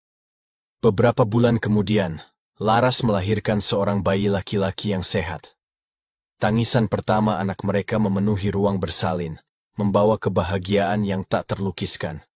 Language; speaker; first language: Indonesian; native; Indonesian